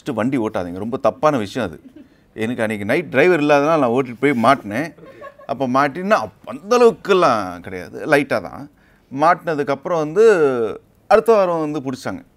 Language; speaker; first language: Tamil; native; Tamil